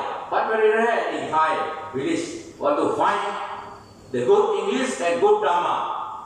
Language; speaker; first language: English; non-native, learner; Thai